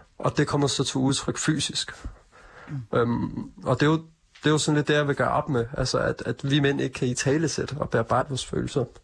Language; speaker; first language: Danish; early bilingual, other home language; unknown